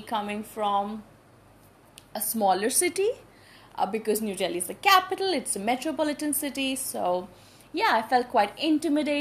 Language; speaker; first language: English; non-native, local second language; Hindi